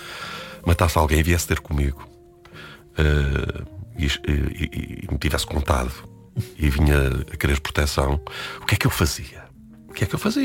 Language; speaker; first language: Portuguese; native; Portuguese